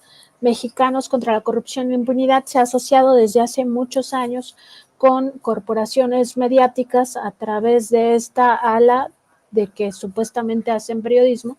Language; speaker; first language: Spanish; native; Spanish